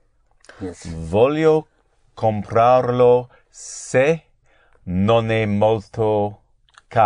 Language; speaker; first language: Italian; non-native, learner; English